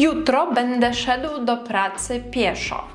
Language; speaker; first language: Polish; non-native, fluent; Ukrainian